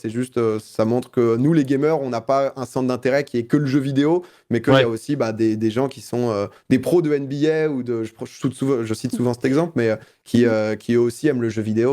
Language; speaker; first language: French; native; French